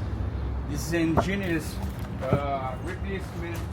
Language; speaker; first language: English; non-native, learner; Portuguese